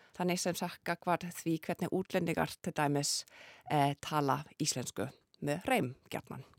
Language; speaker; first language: Icelandic; non-native, fluent; German